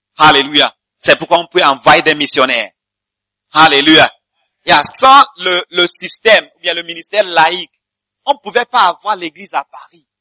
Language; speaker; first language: French; non-native, fluent; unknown